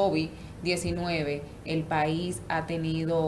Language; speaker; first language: Spanish; native; Spanish